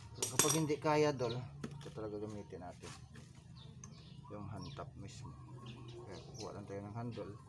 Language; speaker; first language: Filipino; non-native, local second language; Hiligaynon